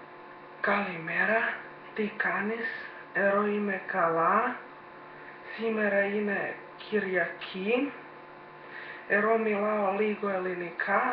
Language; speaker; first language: Greek; non-native, learner; Serbian